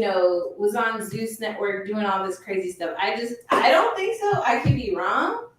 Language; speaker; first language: English; native; English